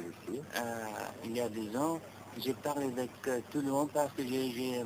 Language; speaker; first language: French; non-native, learner; English